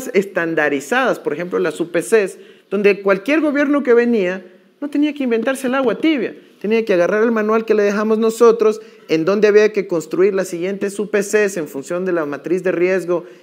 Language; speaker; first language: Spanish; native; Spanish